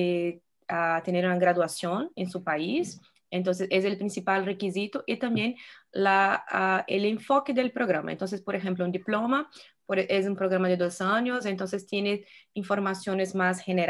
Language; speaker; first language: Spanish; non-native, fluent; Portuguese